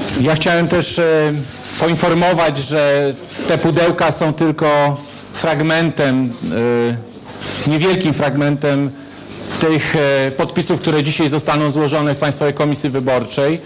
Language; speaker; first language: Polish; native; Polish